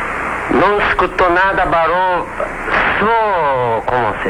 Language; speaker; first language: Portuguese; non-native, learner; Japanese